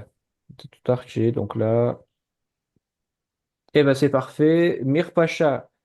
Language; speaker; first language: French; non-native, fluent; Azerbaijani